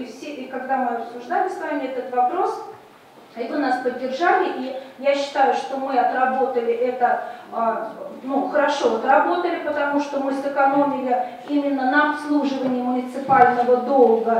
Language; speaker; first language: Russian; native; Russian